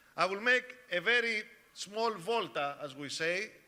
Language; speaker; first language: English; non-native, fluent; Greek